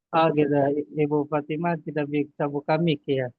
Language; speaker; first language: Indonesian; native; Indonesian